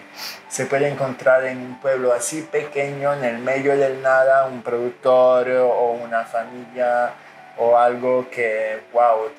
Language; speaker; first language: Spanish; non-native, fluent; Italian